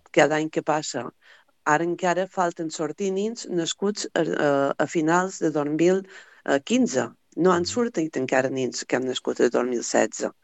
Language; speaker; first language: Catalan; native; Catalan